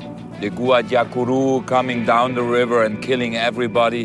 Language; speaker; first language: English; non-native, fluent; German